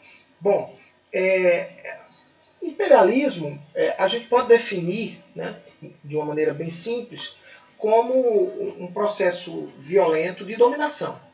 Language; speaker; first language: Portuguese; native; Portuguese